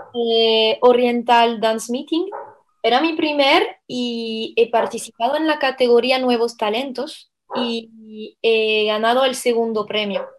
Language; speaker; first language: Spanish; non-native, fluent; French